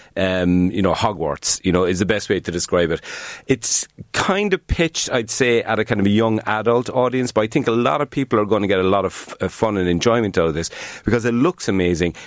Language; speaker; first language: English; native; English